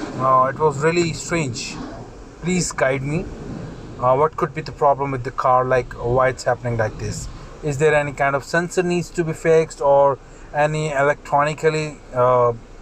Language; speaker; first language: English; non-native, fluent; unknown